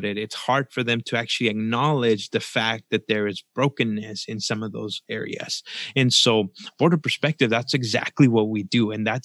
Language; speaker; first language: English; early bilingual, other home language; Spanish